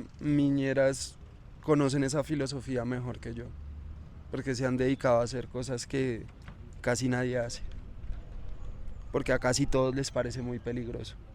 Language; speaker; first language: Spanish; native; Spanish